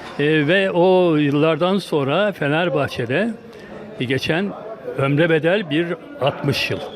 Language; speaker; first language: Turkish; native; Turkish